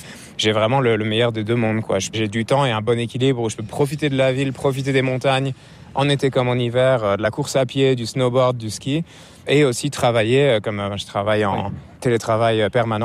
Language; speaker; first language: French; native; French